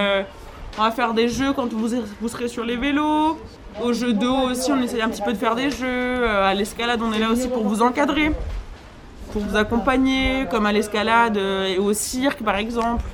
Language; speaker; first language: French; native; French